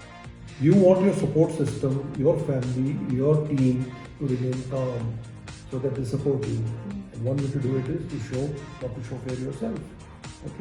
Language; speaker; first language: English; non-native, local second language; Hindi